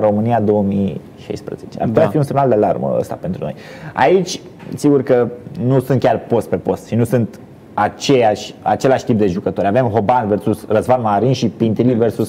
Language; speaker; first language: Romanian; native; Romanian